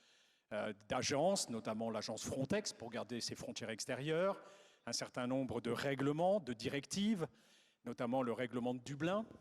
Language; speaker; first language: French; native; French